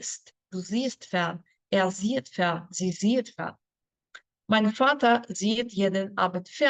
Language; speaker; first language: German; non-native, fluent; Spanish